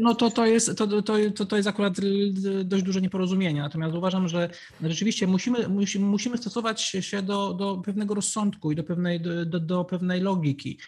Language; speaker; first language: Polish; native; Polish